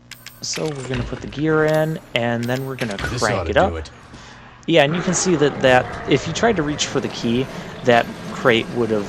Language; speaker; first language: English; native; English